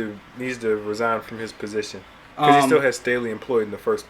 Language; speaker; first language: English; native; English